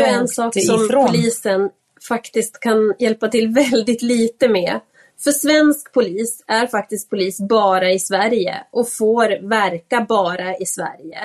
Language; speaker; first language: Swedish; native; Swedish